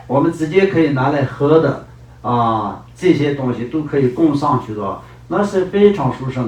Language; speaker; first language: Chinese; non-native, local second language; Tibetan